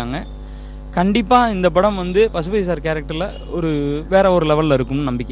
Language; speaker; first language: Tamil; native; Tamil